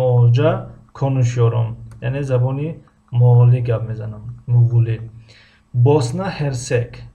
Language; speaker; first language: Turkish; non-native, fluent; Tajik